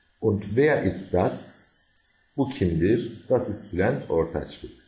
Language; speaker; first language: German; non-native, fluent; Turkish